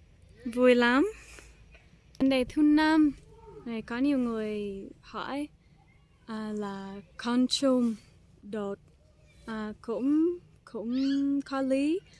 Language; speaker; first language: Vietnamese; non-native, fluent; English